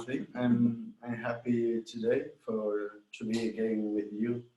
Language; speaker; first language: English; non-native, learner; Spanish